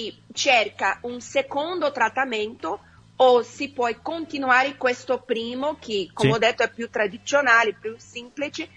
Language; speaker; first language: Italian; non-native, fluent; Portuguese